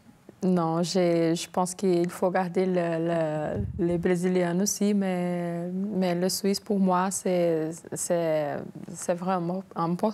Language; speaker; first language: French; non-native, learner; Portuguese